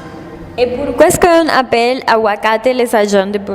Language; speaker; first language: French; non-native, learner; Spanish